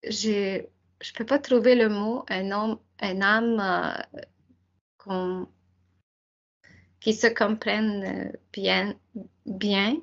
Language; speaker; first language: French; non-native, fluent; Ukrainian